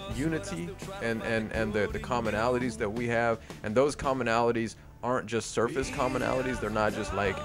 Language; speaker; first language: English; native; English